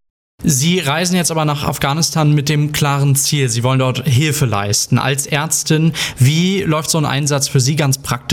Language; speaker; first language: German; native; German